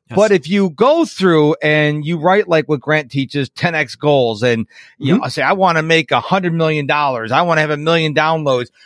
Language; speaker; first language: English; native; English